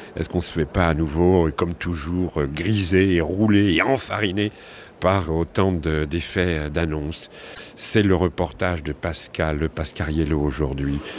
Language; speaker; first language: French; native; French